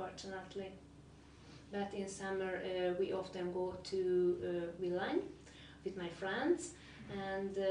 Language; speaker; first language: English; non-native, learner; Hungarian